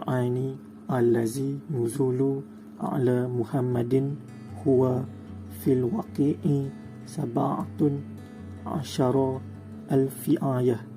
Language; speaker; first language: Arabic; non-native, learner; Malay